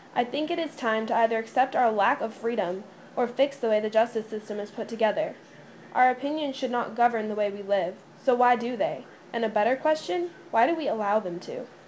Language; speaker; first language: English; native; English